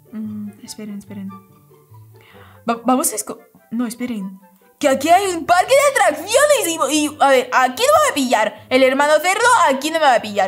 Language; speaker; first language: Spanish; non-native, fluent; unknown